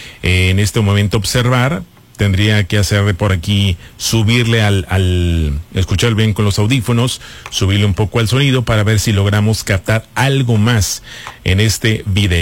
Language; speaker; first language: Spanish; native; Spanish